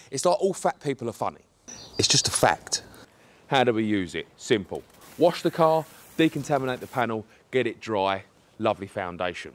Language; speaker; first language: English; native; English